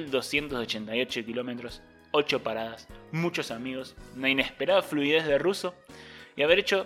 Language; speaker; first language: Spanish; native; Spanish